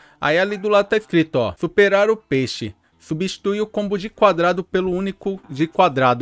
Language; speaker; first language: Portuguese; native; Portuguese